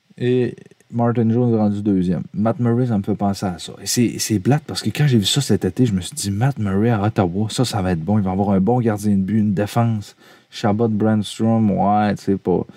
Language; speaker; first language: French; native; French